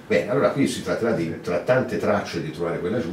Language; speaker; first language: Italian; native; Italian